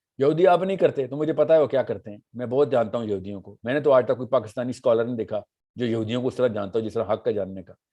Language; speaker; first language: Urdu; native; Urdu